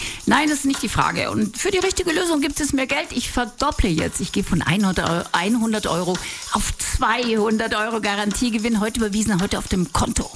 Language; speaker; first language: German; native; German